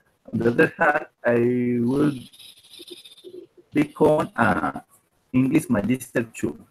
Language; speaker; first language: English; non-native, learner; Spanish